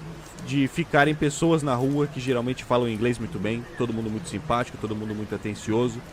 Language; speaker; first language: Portuguese; native; Portuguese